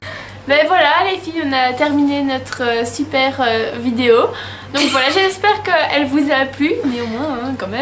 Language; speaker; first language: French; native; French